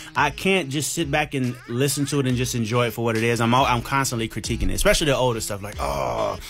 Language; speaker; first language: English; native; English